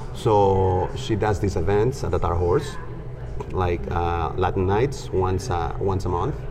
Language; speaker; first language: English; non-native, fluent; Spanish